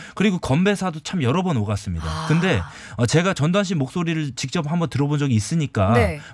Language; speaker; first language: Korean; native; Korean